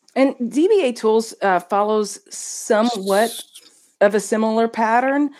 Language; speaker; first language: English; native; English